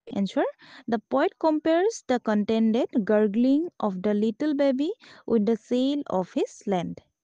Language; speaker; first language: English; non-native, local second language; Assamese